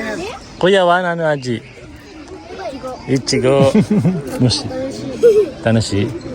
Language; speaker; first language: Japanese; non-native, learner; Filipino